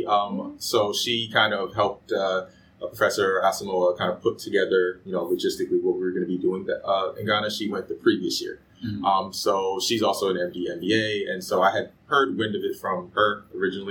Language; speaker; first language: English; early bilingual, other home language; Akan